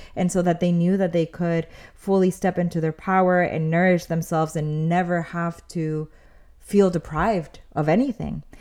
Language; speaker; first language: English; early bilingual, other home language; Spanish